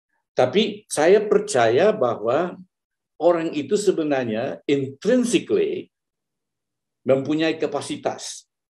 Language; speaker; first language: Malay; native; Malay